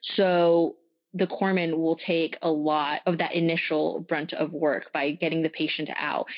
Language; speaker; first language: English; early bilingual, other home language; French